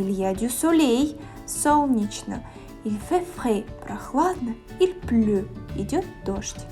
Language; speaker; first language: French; non-native, fluent; Russian